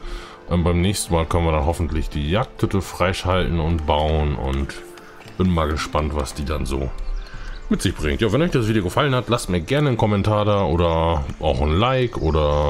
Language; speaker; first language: German; native; German